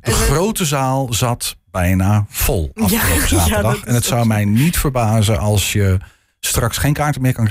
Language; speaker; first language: Dutch; native; Dutch